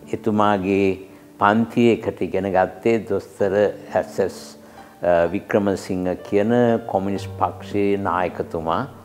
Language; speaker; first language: Sinhala; native; Sinhala